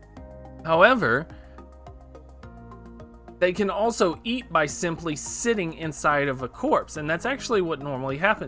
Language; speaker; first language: English; native; English